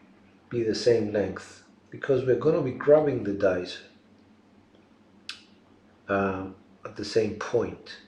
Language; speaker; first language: English; non-native, fluent; Greek